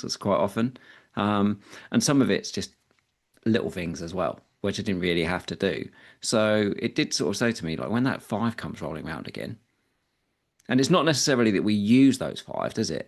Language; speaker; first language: English; native; English